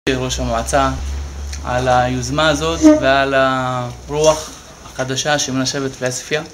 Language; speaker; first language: Hebrew; non-native, local second language; Arabic